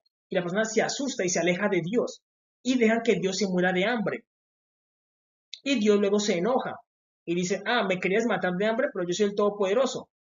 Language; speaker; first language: Spanish; native; Spanish